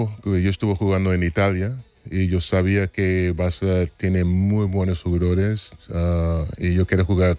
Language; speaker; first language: Spanish; non-native, fluent; English